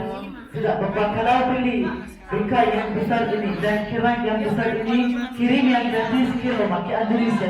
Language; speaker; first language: Indonesian; non-native, fluent; Arabic